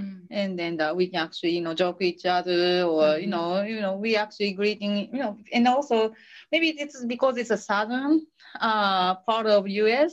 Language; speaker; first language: English; non-native, fluent; Japanese